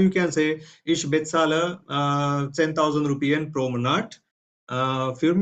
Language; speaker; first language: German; non-native, fluent; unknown